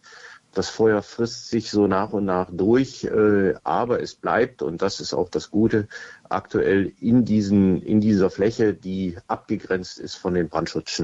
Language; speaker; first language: German; native; German